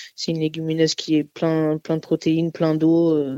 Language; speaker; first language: French; native; French